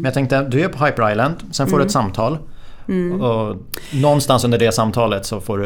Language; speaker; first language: Swedish; native; Swedish